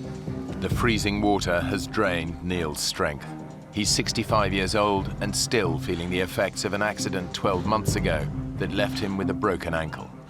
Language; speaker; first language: English; native; English